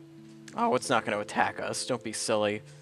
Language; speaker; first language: English; native; English